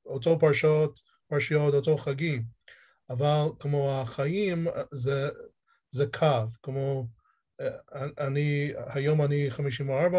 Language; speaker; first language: Hebrew; non-native, learner; English